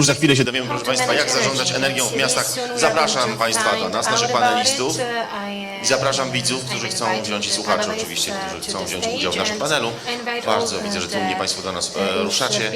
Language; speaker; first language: Polish; native; Polish